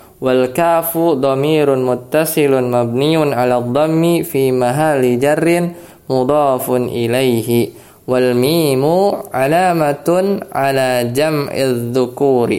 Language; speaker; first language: Arabic; non-native, fluent; Indonesian